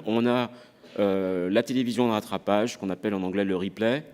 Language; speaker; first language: French; native; French